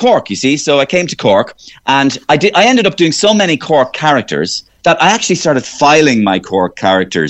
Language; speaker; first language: English; native; English